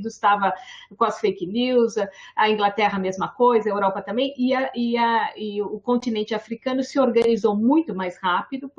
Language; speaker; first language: Portuguese; native; Portuguese